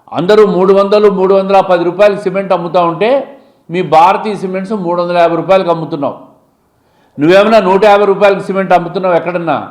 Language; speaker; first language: Telugu; native; Telugu